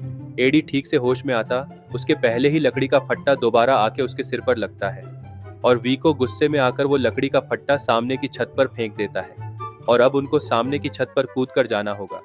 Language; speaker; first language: Hindi; native; Hindi